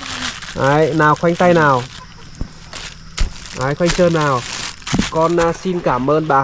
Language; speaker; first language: Vietnamese; native; Vietnamese